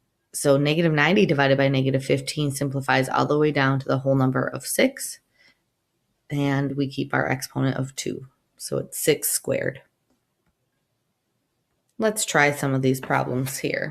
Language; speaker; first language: English; native; English